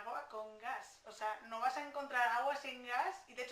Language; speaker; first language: Spanish; native; Spanish